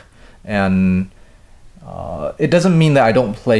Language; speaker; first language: English; non-native, local second language; Cantonese